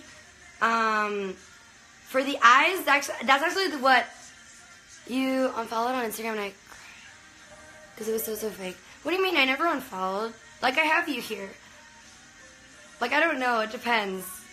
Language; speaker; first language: English; early bilingual, other home language; Spanish